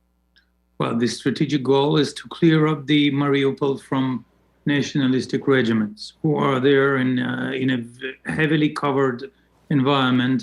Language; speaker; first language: English; non-native, fluent; Russian